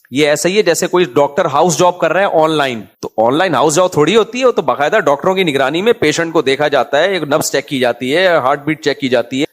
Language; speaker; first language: Urdu; native; Urdu